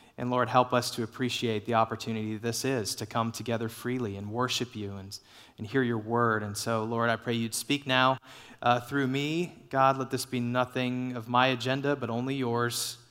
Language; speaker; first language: English; native; English